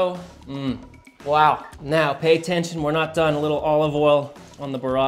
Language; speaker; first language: English; native; English